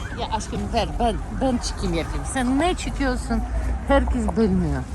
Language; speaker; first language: Turkish; non-native, learner; Russian